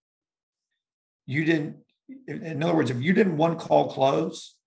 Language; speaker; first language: English; native; English